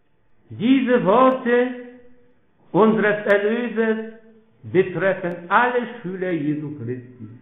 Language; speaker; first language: German; non-native, fluent; Polish